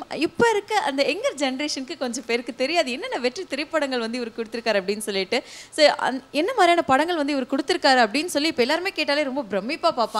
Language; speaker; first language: Tamil; native; Tamil